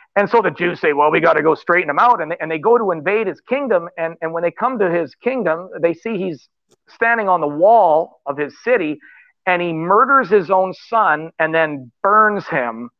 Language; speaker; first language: English; native; English